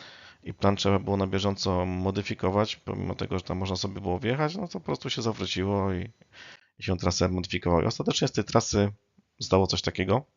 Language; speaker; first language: Polish; native; Polish